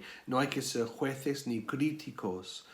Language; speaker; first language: Spanish; non-native, fluent; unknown